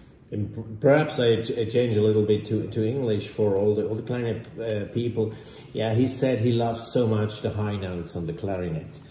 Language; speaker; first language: English; non-native, fluent; German